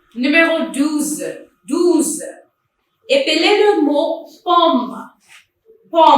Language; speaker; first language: French; non-native, fluent; English